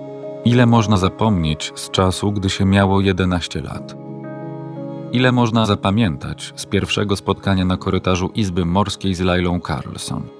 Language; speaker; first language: Polish; native; Polish